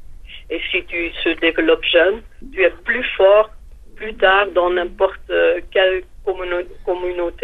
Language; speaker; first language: French; non-native, fluent; Dutch